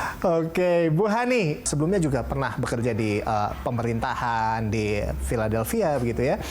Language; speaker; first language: Indonesian; native; Indonesian